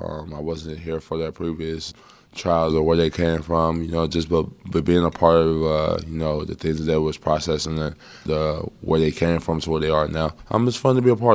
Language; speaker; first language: English; native; English